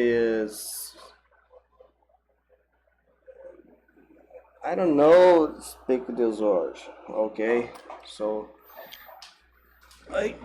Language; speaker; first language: English; non-native, learner; Portuguese